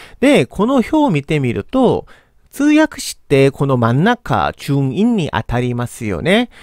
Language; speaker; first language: Japanese; non-native, fluent; Korean